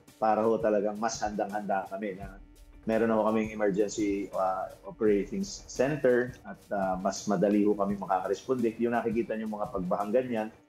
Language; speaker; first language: Filipino; native; Filipino